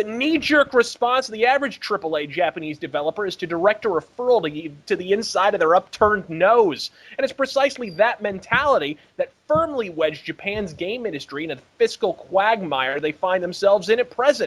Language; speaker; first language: English; native; English